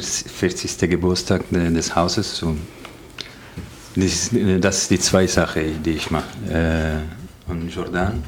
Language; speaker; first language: German; non-native, fluent; Italian